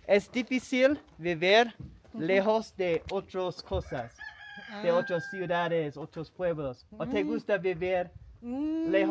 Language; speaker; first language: Spanish; non-native, learner; English